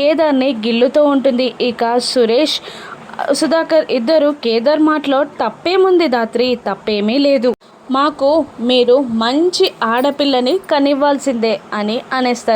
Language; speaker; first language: Telugu; native; Telugu